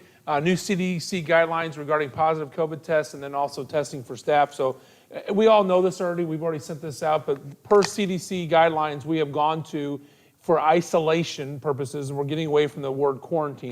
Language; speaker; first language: English; native; English